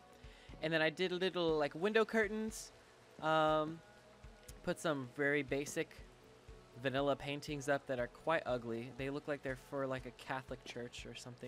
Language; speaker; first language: English; native; English